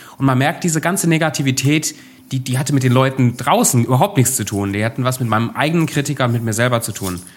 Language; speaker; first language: German; native; German